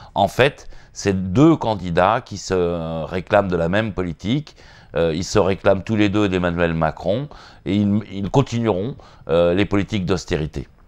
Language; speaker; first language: French; native; French